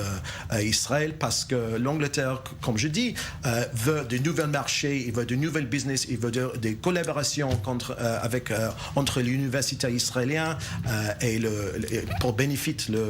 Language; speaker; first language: French; non-native, learner; English